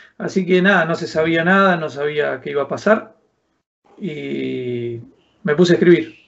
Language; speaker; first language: Spanish; native; Spanish